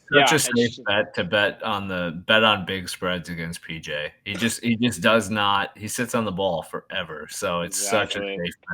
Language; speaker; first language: English; native; English